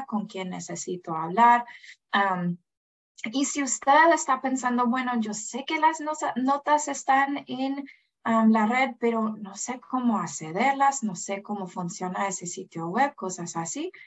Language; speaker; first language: Spanish; non-native, fluent; English